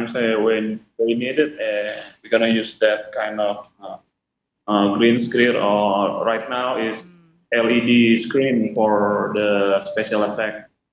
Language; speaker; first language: English; non-native, fluent; Indonesian